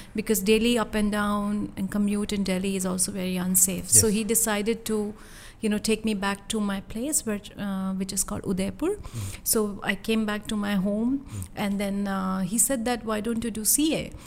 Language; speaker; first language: English; non-native, local second language; Hindi